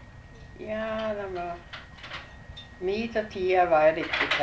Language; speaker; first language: Norwegian; early bilingual, heritage; Norwegian